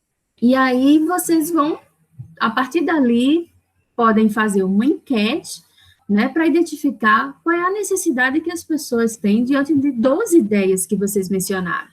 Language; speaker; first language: Portuguese; native; Portuguese